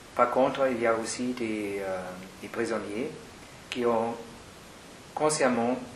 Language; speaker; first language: French; non-native, fluent; German